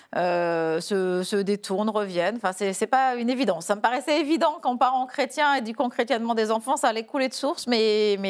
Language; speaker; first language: French; native; French